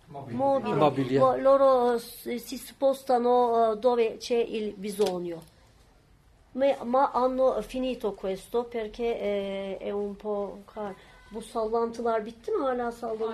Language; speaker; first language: Italian; non-native, learner; Turkish